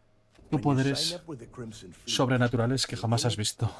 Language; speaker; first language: Spanish; native; Spanish